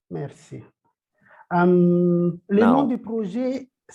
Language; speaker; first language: French; non-native, local second language; Malagasy